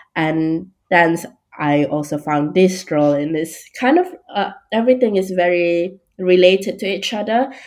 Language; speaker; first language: English; non-native, local second language; Malay